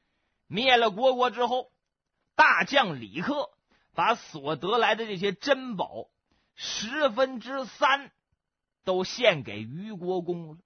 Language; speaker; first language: Chinese; native; Chinese